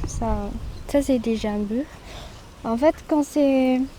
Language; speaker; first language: French; non-native, local second language; Malagasy